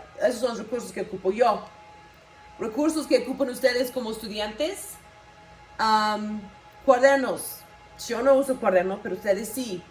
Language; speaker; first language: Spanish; non-native, local second language; English